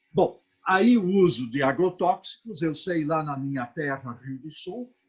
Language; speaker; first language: Portuguese; native; Portuguese